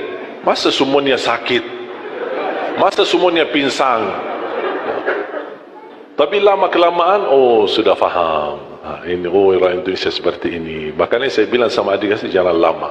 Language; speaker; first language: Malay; non-native, fluent; Arabic